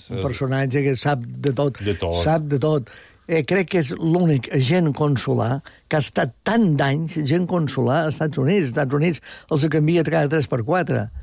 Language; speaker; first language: Catalan; native; Catalan